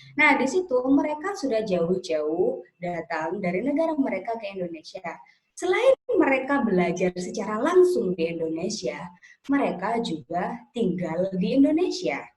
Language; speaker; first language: Indonesian; native; Indonesian